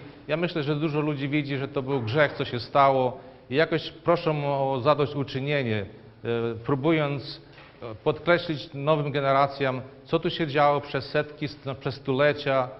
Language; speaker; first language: Polish; non-native, local second language; Rusyn